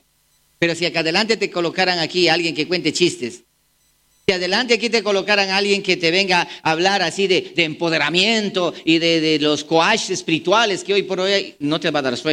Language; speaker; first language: Spanish; native; Spanish